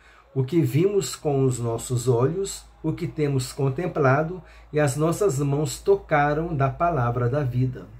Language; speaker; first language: Portuguese; native; Portuguese